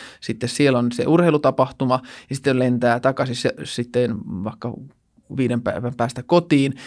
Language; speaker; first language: Finnish; native; Finnish